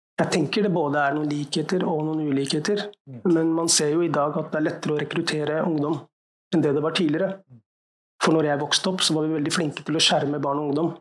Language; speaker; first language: Norwegian; early bilingual, other home language; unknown